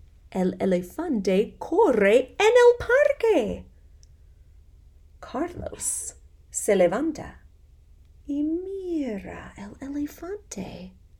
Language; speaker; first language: Spanish; non-native, fluent; English